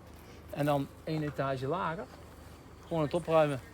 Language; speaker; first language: Dutch; native; Dutch